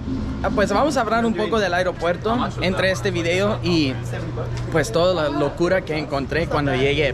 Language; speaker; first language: Spanish; non-native, fluent; English